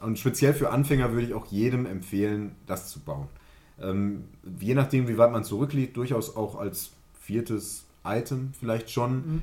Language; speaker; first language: German; native; German